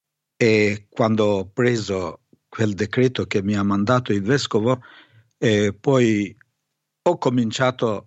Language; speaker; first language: Italian; non-native, fluent; Albanian